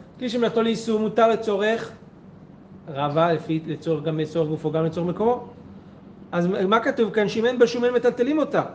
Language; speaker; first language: Hebrew; native; Hebrew